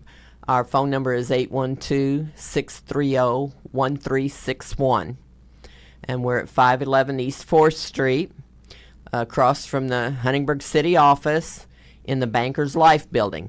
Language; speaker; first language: English; native; English